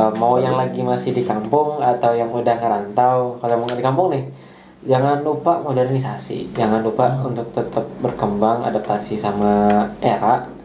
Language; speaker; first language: Indonesian; non-native, local second language; Minangkabau